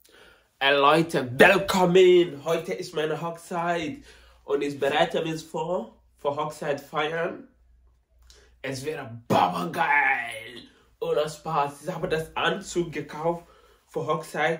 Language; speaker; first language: German; non-native, learner; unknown